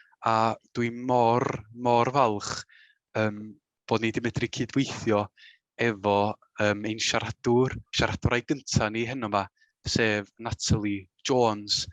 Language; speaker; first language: Welsh; native; Welsh